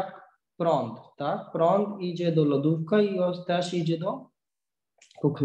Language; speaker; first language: Polish; non-native, learner; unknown